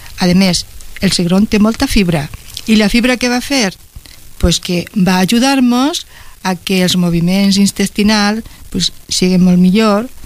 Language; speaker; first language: Catalan; non-native, local second language; Spanish